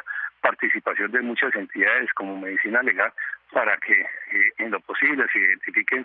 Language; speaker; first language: Spanish; native; Spanish